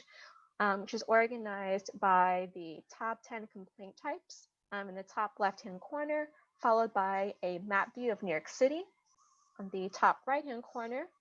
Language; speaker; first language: English; native; English